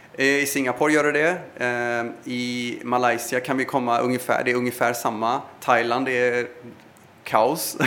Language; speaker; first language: Swedish; early bilingual, other home language; Persian